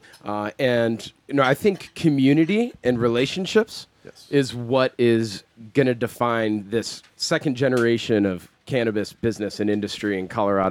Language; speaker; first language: English; native; English